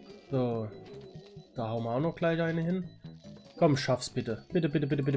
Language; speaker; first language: German; native; German